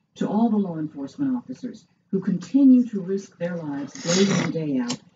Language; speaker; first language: English; native; English